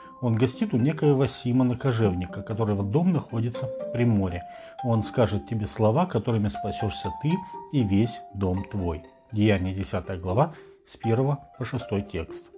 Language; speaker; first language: Russian; native; Russian